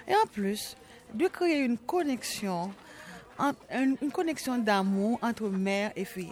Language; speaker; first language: French; non-native, local second language; Haitian Creole